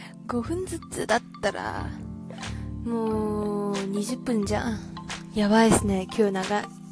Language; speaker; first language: Japanese; non-native, learner; Cantonese